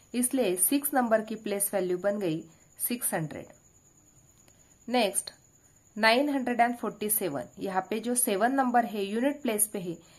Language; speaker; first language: Hindi; non-native, local second language; Marathi